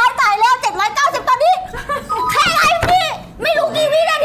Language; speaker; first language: Thai; early bilingual, other home language; Korean